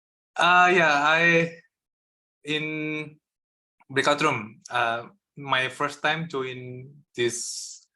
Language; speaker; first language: English; non-native, learner; Indonesian